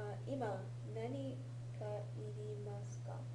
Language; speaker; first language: Japanese; non-native, learner; English